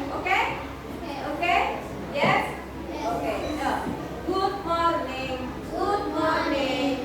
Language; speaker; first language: English; non-native, learner; Indonesian